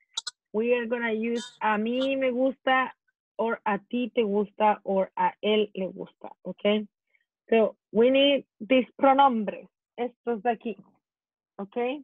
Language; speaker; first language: Spanish; non-native, fluent; English